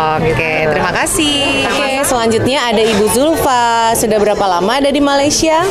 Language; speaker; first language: Indonesian; native; Indonesian